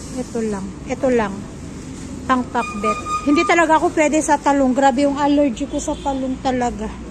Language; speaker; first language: Filipino; native; Filipino